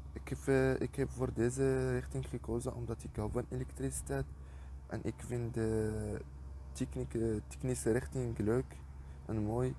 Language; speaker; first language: Dutch; non-native, learner; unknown